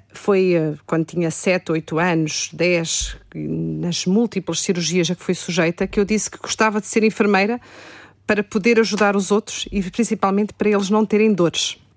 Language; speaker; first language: Portuguese; native; Portuguese